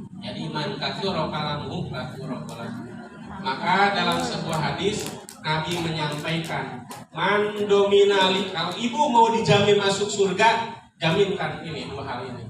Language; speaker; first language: Indonesian; non-native, local second language; Sundanese